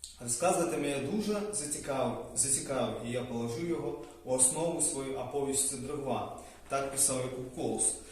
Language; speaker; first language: Belarusian; native; Belarusian